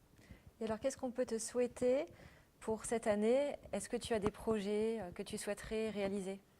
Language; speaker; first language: French; native; French